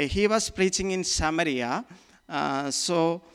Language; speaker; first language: English; non-native, local second language; Malayalam